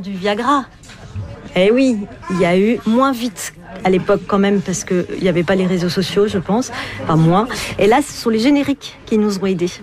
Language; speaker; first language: French; native; French